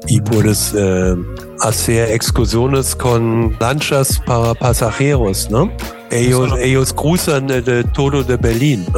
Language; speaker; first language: Spanish; non-native, learner; German